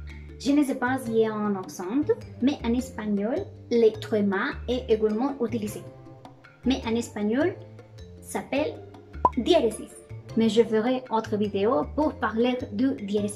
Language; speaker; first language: French; non-native, learner; Spanish